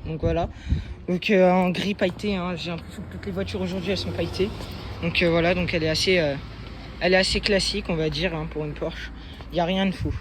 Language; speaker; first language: French; native; French